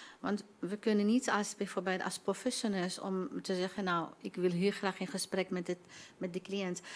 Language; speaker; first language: Dutch; non-native, fluent; Arabic